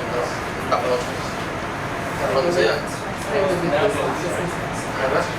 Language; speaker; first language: Chinese; native; Chinese